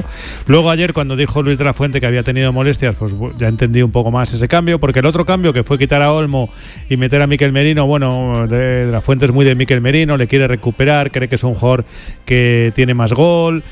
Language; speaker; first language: Spanish; native; Spanish